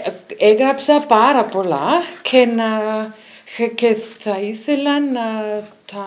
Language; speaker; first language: Greek; non-native, learner; German